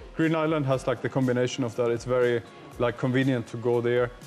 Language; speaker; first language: English; non-native, fluent; Swedish